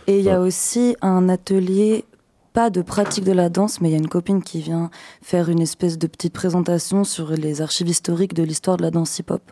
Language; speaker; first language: French; native; French